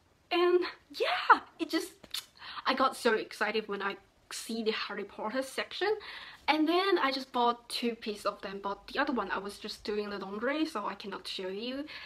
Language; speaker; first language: English; non-native, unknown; Chinese